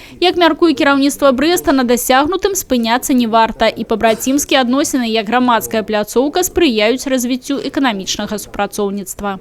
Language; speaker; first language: Belarusian; native; Belarusian